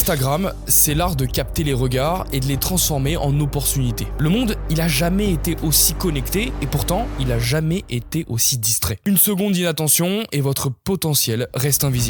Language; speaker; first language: French; native; French